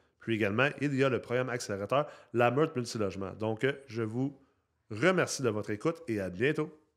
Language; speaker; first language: French; native; French